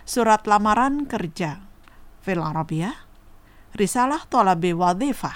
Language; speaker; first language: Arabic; non-native, fluent; Indonesian